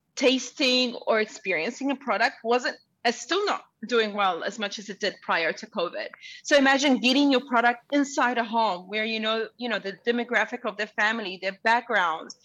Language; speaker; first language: English; early bilingual, other home language; Arabic